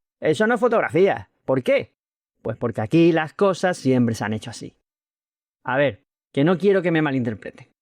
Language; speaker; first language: Spanish; native; Spanish